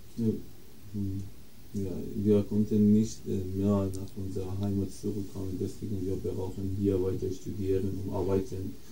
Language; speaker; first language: German; non-native, fluent; Persian